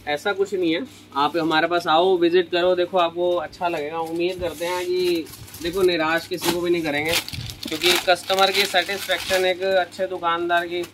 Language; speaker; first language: Hindi; native; Hindi